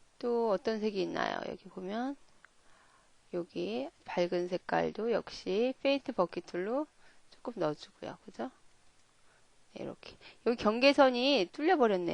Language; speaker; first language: Korean; native; Korean